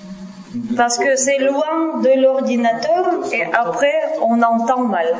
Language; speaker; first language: French; non-native, fluent; Russian